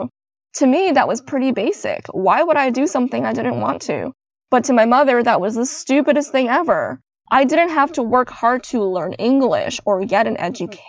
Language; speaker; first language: English; native; English